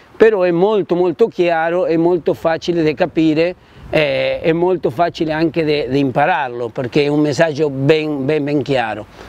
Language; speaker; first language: Italian; non-native, fluent; Spanish